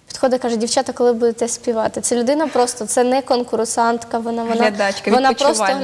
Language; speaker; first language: Ukrainian; native; Ukrainian